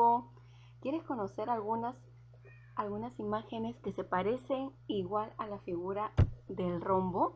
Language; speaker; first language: Spanish; native; Spanish